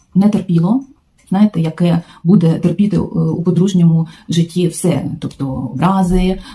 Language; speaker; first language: Ukrainian; non-native, local second language; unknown